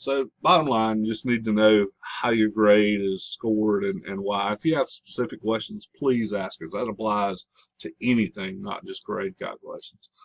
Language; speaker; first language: English; native; English